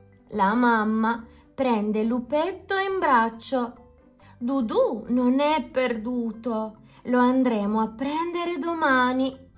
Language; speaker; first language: Italian; native; Italian